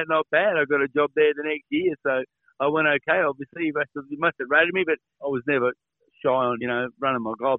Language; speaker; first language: English; native; English